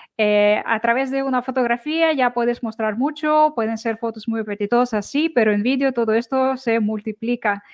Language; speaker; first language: Spanish; non-native, fluent; Ukrainian